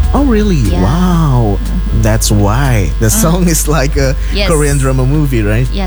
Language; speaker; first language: English; non-native, fluent; Indonesian